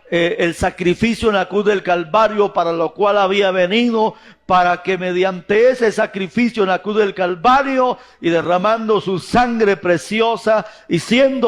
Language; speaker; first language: Spanish; native; Spanish